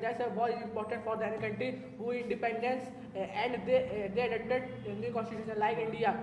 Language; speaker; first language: English; non-native, learner; Hindi